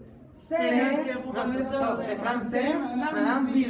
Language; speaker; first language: French; non-native, learner; Spanish